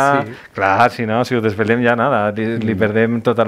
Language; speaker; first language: Catalan; native; Catalan